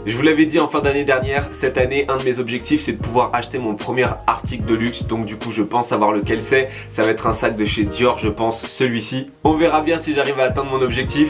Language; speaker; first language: French; native; French